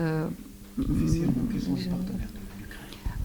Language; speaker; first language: French; non-native, local second language; Arabic